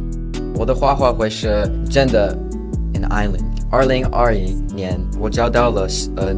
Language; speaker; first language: Chinese; non-native, learner; English